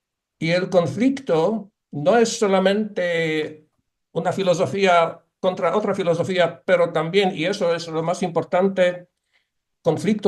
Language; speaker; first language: Spanish; non-native, fluent; Polish